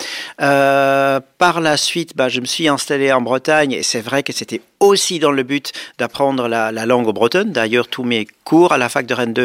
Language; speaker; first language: French; non-native, fluent; Dutch